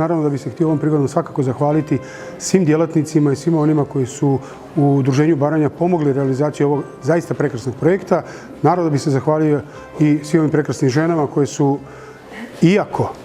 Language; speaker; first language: Croatian; native; Croatian